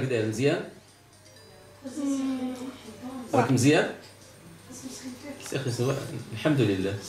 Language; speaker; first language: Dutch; non-native, learner; Arabic